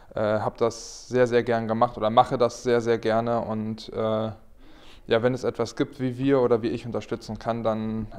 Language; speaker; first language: German; native; German